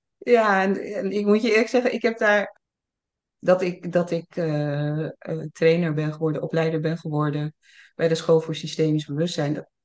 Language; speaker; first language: Dutch; early bilingual, other home language; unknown